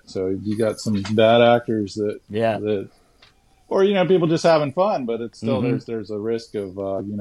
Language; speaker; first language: English; native; English